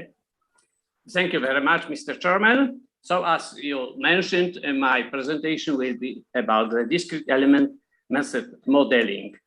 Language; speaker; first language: English; non-native, local second language; Polish